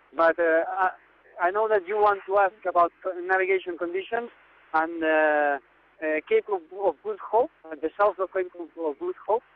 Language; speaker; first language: English; non-native, fluent; Catalan